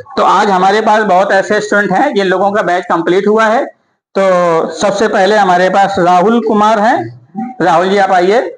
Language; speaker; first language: Hindi; native; Hindi